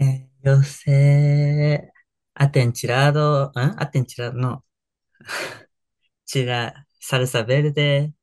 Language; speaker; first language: Spanish; non-native, learner; Japanese